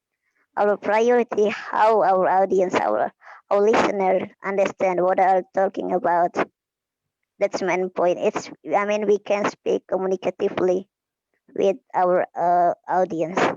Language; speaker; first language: English; non-native, fluent; Indonesian